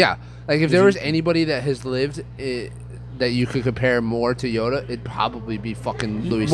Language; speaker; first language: English; native; English